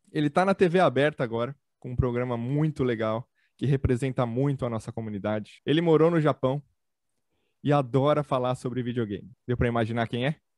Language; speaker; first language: Portuguese; native; Portuguese